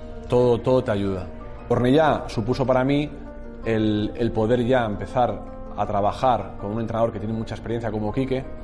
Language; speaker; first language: Spanish; native; Spanish